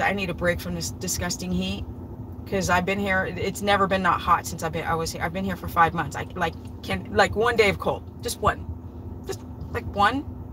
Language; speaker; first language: English; native; English